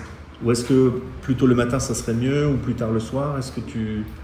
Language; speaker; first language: French; native; French